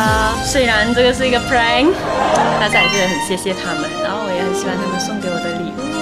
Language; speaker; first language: Chinese; native; Chinese